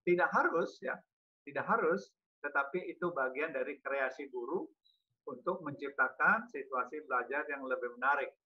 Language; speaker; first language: Indonesian; native; Indonesian